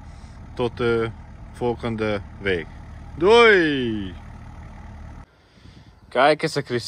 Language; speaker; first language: Dutch; non-native, learner; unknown